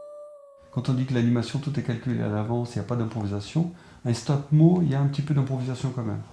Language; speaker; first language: French; non-native, fluent; Portuguese